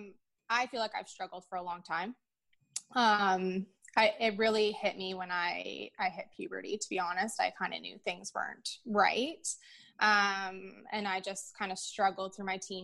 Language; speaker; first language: English; native; English